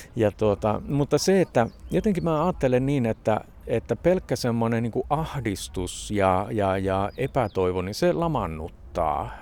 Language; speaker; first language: Finnish; native; Finnish